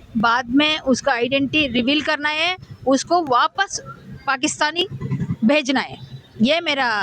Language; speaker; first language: Hindi; non-native, local second language; Telugu